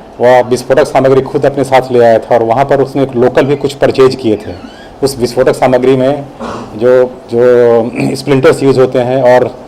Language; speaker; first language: Hindi; non-native, local second language; Gujarati